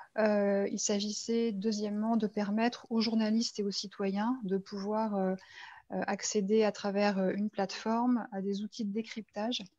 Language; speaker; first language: French; native; French